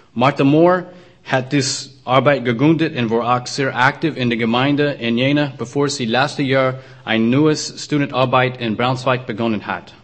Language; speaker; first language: German; non-native, learner; English